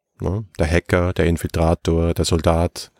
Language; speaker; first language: German; native; German